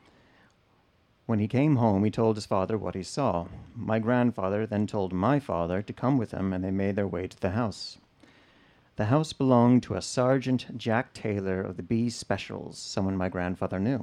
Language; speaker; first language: English; native; English